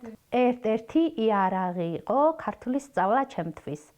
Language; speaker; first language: Georgian; non-native, local second language; Armenian